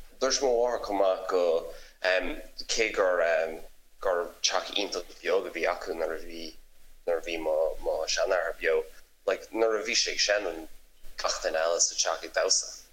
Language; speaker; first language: Irish; non-native, local second language; English